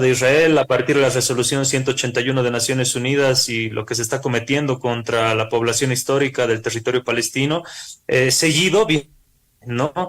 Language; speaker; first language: Spanish; native; Spanish